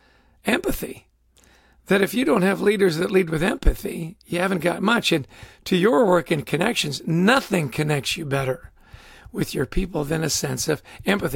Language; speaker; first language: English; native; English